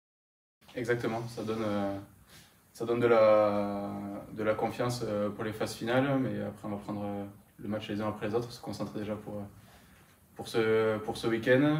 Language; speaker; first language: French; native; French